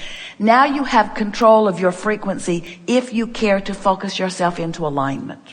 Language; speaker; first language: English; native; English